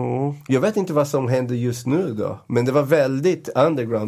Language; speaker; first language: Swedish; non-native, fluent; Portuguese